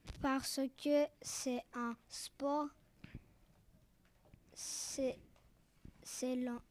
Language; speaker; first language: French; non-native, learner; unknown